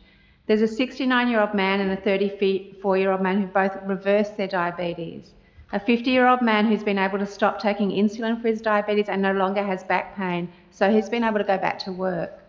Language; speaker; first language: English; native; English